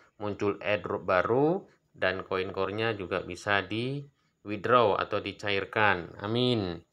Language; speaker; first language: Indonesian; native; Indonesian